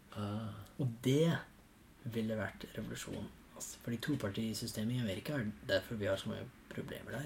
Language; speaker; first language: Norwegian; non-native, fluent; English